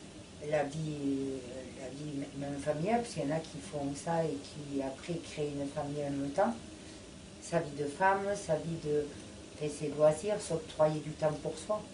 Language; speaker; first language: French; native; French